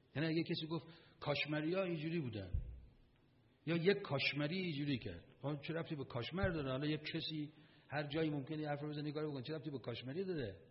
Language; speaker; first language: Persian; native; Persian